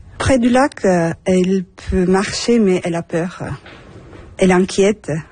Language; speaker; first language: French; non-native, learner; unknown